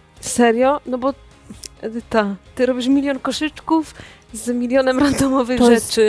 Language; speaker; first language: Polish; native; Polish